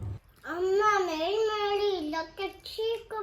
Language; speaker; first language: Korean; early bilingual, heritage; Korean